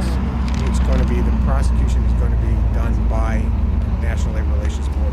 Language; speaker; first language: English; native; English